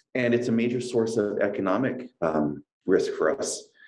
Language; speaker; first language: English; native; English